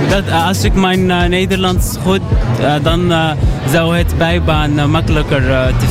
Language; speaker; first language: Dutch; non-native, learner; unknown